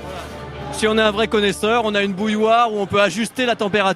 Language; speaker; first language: French; native; French